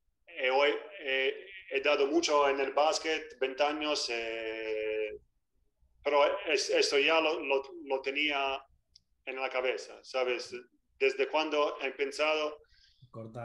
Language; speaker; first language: Spanish; non-native, fluent; Italian